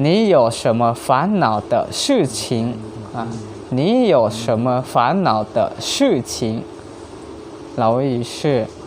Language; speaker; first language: Chinese; non-native, learner; Hmong